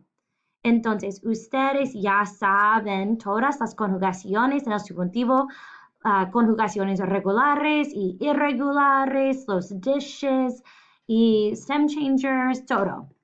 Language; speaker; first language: Spanish; non-native, fluent; English